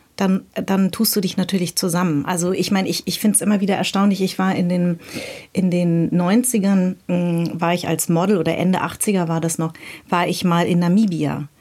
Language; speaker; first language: German; native; German